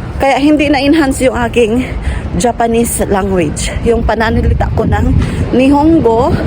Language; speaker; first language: Filipino; non-native, local second language; Cebuano